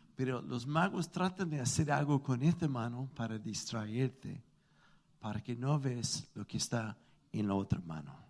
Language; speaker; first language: Spanish; non-native, fluent; English